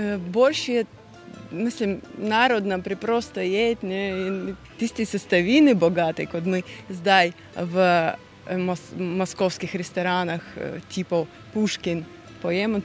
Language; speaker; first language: Slovenian; non-native, fluent; Russian